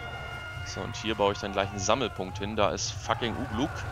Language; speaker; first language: German; native; German